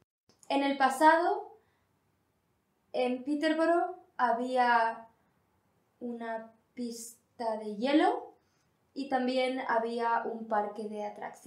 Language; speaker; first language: Spanish; non-native, learner; English